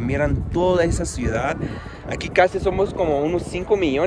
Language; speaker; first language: Spanish; non-native, fluent; Arabic